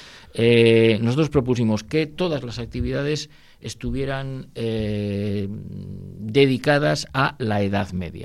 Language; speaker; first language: Spanish; native; Spanish